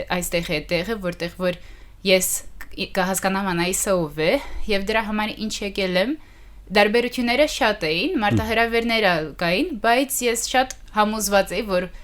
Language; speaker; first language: Armenian; early bilingual, heritage; Armenian